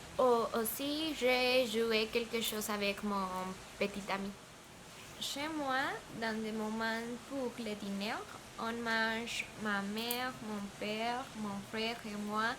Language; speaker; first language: French; non-native, learner; Spanish